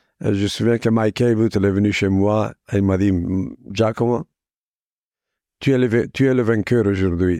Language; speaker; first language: French; non-native, fluent; Italian